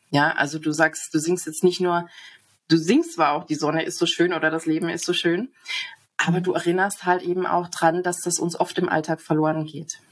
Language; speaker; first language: German; native; German